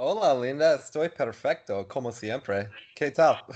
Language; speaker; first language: Spanish; non-native, learner; English